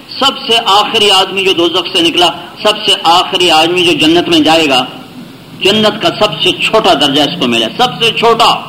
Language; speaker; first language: Urdu; non-native, local second language; Punjabi